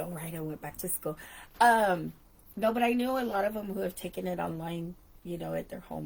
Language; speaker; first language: English; native; English